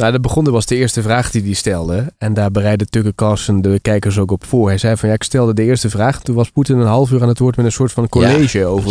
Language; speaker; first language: Dutch; native; Dutch